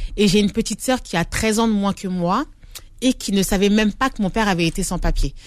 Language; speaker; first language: French; native; French